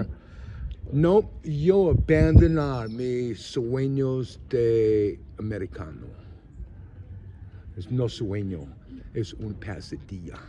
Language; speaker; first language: Spanish; non-native, learner; English